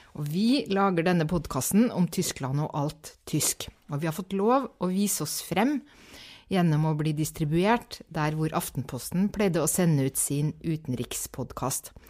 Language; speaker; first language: Norwegian; native; Norwegian